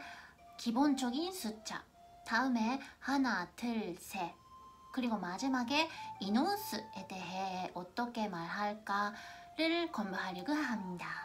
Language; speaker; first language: Korean; non-native, fluent; Japanese